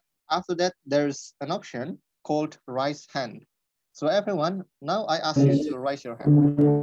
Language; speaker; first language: English; non-native, fluent; Indonesian